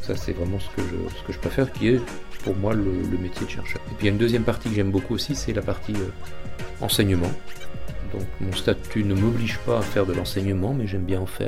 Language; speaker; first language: French; native; French